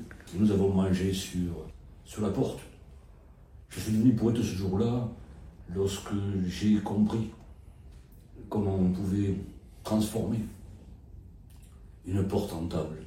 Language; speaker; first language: French; native; French